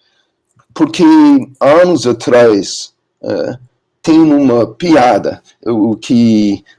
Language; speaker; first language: Portuguese; non-native, learner; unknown